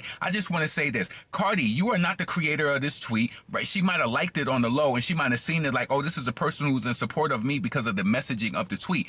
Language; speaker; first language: English; native; English